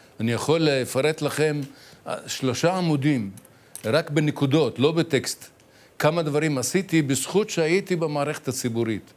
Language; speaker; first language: Hebrew; early bilingual, other home language; Arabic